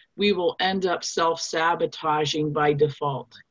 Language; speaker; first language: English; non-native, fluent; German